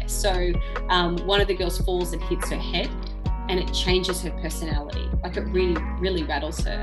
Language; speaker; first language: English; native; English